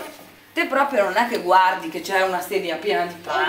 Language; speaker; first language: Italian; native; Italian